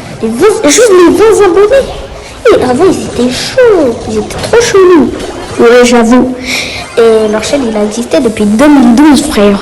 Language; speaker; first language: French; native; French